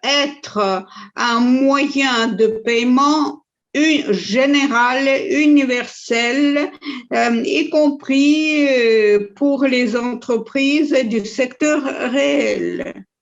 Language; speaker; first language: French; non-native, fluent; Russian